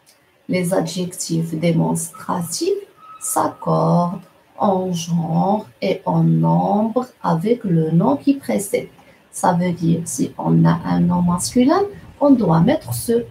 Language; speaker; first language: French; non-native, local second language; Arabic